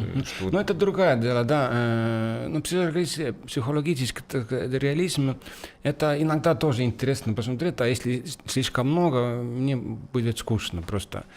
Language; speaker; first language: Russian; non-native, fluent; Estonian